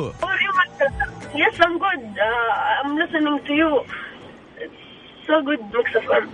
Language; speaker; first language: English; non-native, learner; Arabic